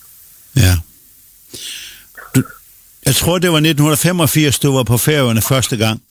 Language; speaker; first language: Danish; non-native, local second language; Faroese